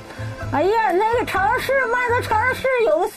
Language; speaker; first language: Chinese; native; Chinese